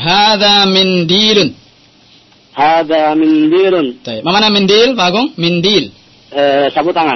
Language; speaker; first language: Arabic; non-native, fluent; Indonesian